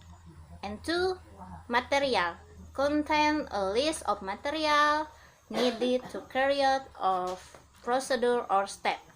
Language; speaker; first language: English; non-native, learner; Indonesian